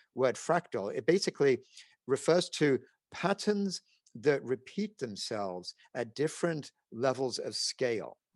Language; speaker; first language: English; native; English